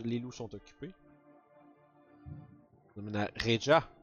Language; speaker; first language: French; native; French